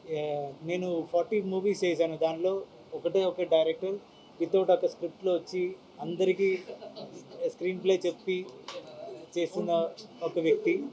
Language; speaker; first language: Telugu; non-native, fluent; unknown